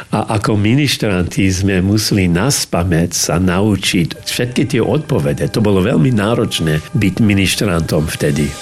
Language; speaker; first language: Slovak; early bilingual, heritage; English